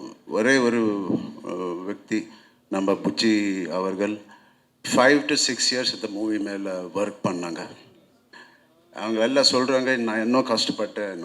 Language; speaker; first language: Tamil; non-native, local second language; Telugu